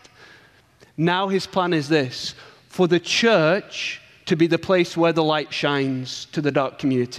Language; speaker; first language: English; native; English